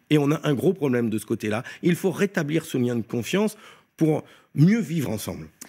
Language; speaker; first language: French; native; French